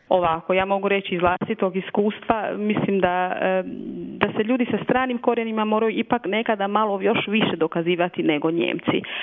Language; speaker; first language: Croatian; early bilingual, heritage; Croatian